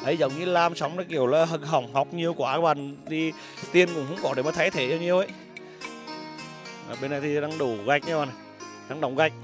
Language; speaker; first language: Vietnamese; native; Vietnamese